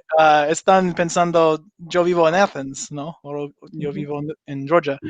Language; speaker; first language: Spanish; non-native, learner; English